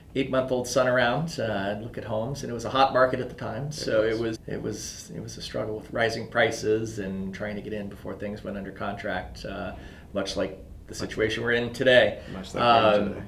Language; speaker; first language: English; native; English